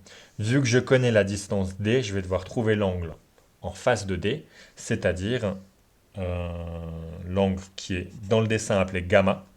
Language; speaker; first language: French; native; French